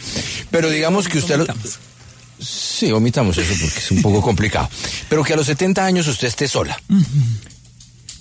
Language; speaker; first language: Spanish; native; Spanish